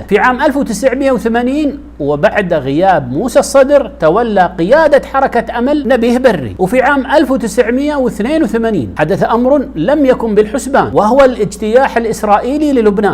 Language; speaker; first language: Arabic; native; Arabic